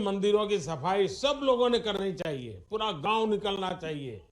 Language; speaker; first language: Hindi; non-native, local second language; Gujarati